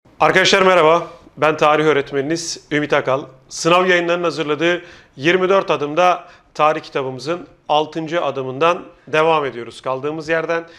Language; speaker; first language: Turkish; native; Turkish